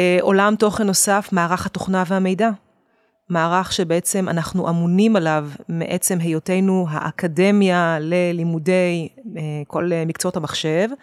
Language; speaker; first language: Hebrew; native; Hebrew